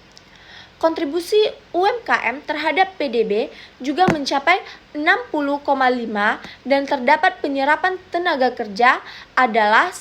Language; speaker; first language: Indonesian; native; Indonesian